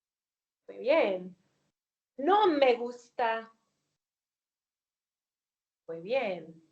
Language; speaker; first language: Spanish; non-native, fluent; Welsh